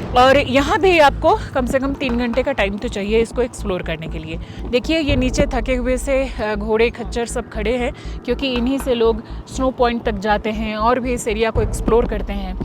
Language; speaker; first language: Hindi; native; Hindi